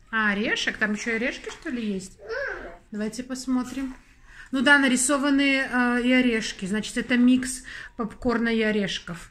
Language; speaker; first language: Russian; native; Russian